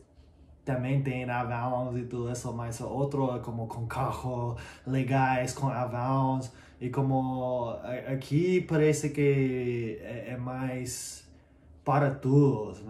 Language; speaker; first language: Portuguese; non-native, learner; English